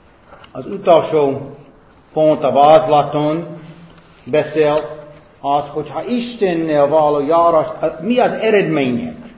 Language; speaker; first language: Hungarian; non-native, fluent; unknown